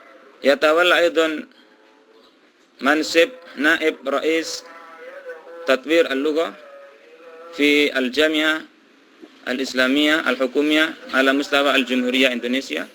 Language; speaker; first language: Arabic; non-native, fluent; Indonesian